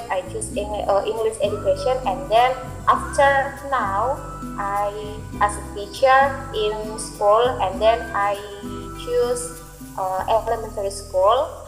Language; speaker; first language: English; non-native, learner; Indonesian